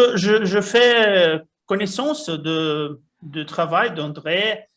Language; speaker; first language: French; non-native, fluent; Portuguese